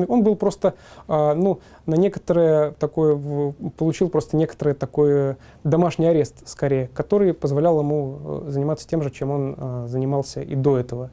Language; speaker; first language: Russian; native; Russian